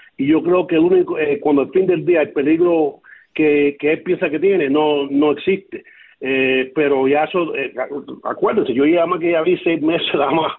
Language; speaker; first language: Spanish; early bilingual, other home language; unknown